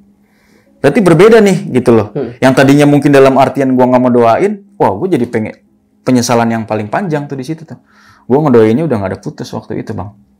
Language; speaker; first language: Indonesian; native; Indonesian